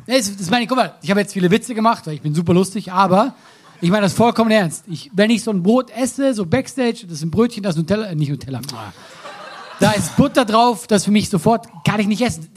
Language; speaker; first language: German; native; German